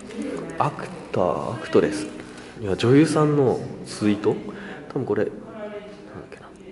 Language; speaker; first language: Japanese; native; Japanese